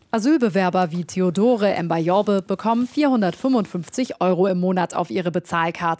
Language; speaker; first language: German; native; German